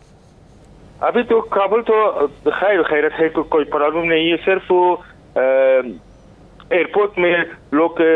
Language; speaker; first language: Hindi; non-native, learner; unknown